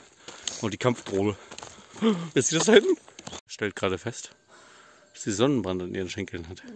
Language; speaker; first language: German; native; German